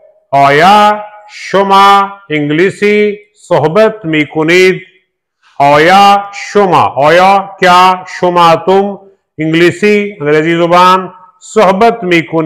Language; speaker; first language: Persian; non-native, fluent; Urdu